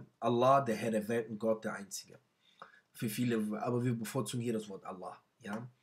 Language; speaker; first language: German; non-native, fluent; Arabic